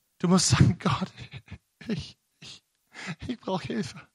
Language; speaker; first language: German; non-native, learner; English